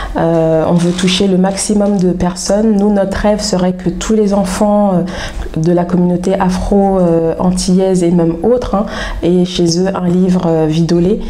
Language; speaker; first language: French; native; French